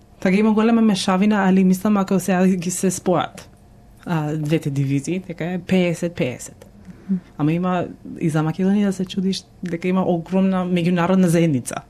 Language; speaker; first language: Macedonian; early bilingual, heritage; Macedonian